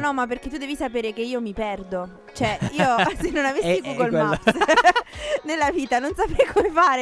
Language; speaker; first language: Italian; native; Italian